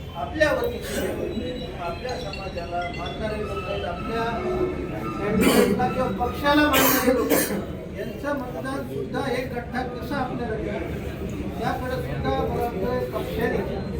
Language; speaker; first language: Marathi; native; Marathi